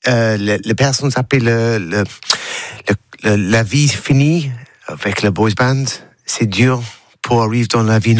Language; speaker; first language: French; non-native, learner; English